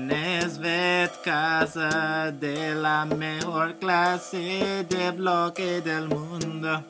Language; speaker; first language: Spanish; non-native, learner; English